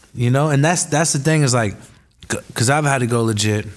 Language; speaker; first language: English; native; English